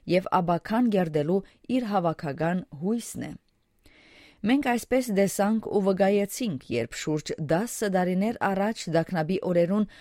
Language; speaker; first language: Armenian; early bilingual, heritage; Armenian